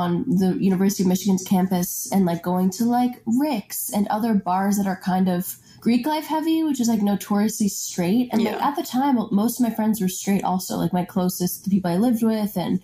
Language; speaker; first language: English; native; English